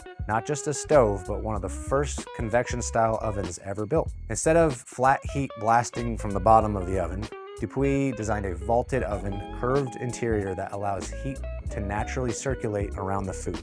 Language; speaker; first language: English; native; English